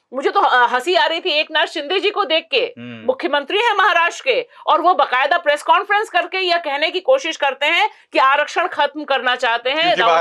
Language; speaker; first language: Hindi; native; Hindi